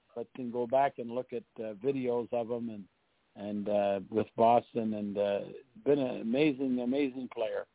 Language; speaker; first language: English; native; English